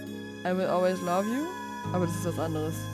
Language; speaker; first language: German; native; German